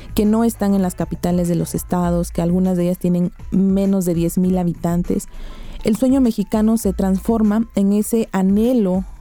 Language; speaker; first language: Spanish; native; Spanish